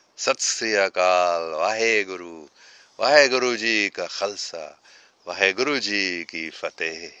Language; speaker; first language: Urdu; non-native, fluent; English